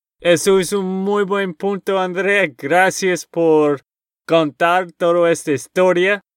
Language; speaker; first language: Spanish; non-native, learner; English